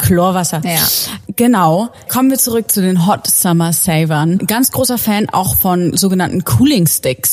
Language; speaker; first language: German; native; German